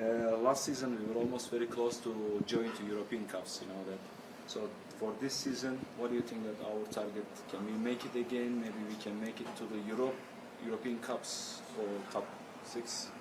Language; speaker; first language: English; non-native, learner; Turkish